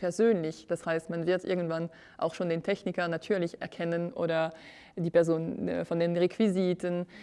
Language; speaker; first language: German; non-native, fluent; French